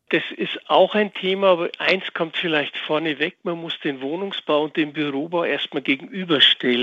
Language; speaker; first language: German; native; German